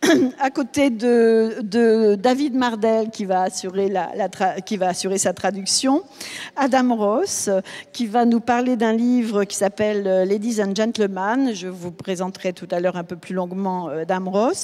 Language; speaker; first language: French; native; French